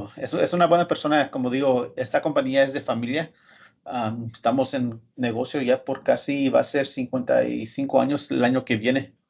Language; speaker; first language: Spanish; early bilingual, heritage; Spanish